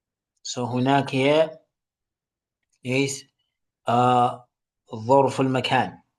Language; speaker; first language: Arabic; non-native, fluent; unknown